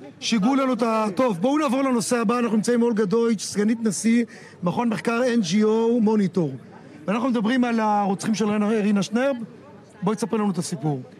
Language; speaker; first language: Hebrew; native; Hebrew